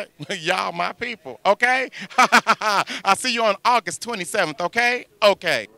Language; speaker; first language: English; native; English